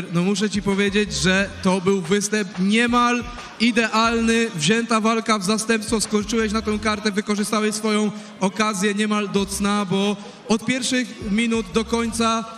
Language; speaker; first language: Polish; native; Polish